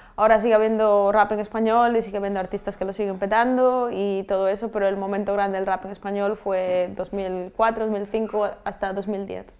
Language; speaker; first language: Spanish; non-native, local second language; Galician